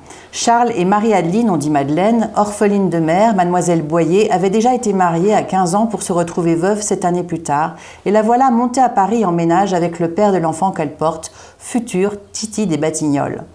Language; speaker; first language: French; native; French